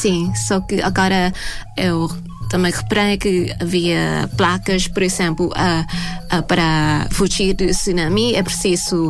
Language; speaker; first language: Portuguese; non-native, fluent; Thai